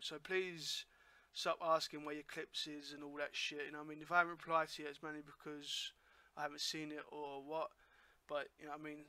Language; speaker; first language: English; native; English